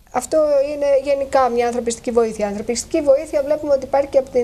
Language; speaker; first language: Greek; native; Greek